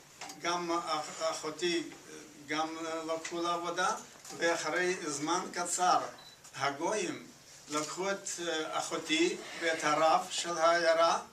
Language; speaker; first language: Hebrew; non-native, fluent; Yiddish